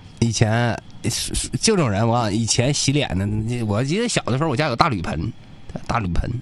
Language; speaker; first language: Chinese; native; Chinese